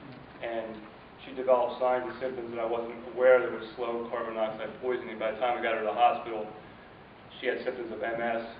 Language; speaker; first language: English; native; English